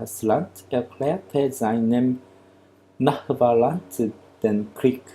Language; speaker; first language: German; non-native, fluent; Korean